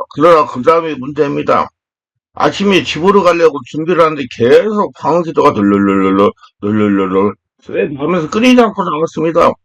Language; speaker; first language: Korean; native; Korean